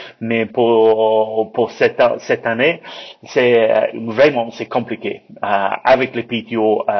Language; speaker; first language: French; non-native, learner; English